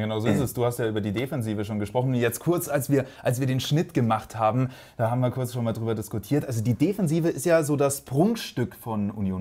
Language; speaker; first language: German; native; German